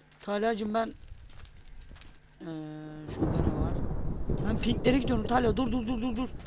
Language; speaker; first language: Turkish; native; Turkish